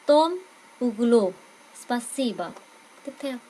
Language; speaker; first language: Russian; non-native, fluent; Vietnamese